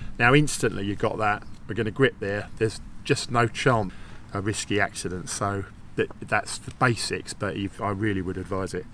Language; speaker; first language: English; native; English